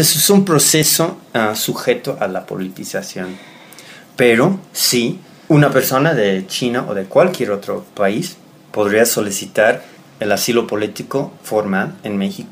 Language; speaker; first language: Spanish; non-native, fluent; English